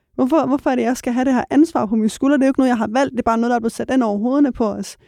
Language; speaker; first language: Danish; early bilingual, other home language; Persian